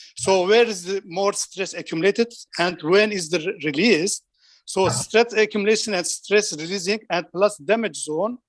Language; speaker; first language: English; non-native, fluent; Turkish